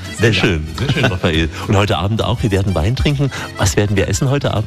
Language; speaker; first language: German; native; German